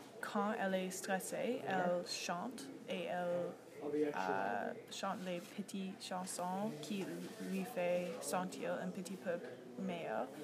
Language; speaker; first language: French; non-native, learner; English